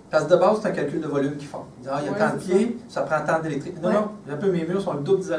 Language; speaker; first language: French; native; French